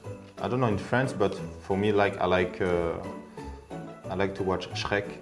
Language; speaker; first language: English; non-native, fluent; French